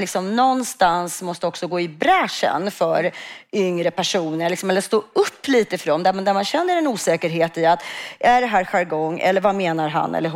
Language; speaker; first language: Swedish; native; Swedish